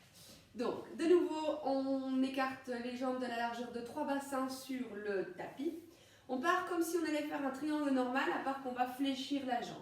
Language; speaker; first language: French; native; French